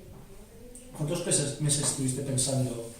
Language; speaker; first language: Spanish; native; Spanish